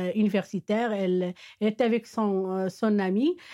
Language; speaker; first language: French; non-native, local second language; Arabic